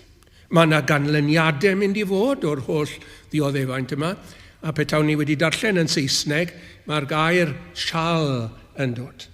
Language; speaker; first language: Welsh; native; Welsh